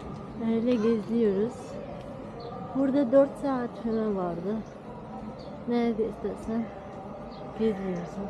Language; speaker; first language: Turkish; non-native, learner; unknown